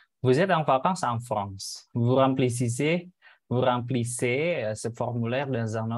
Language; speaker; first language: French; non-native, fluent; Indonesian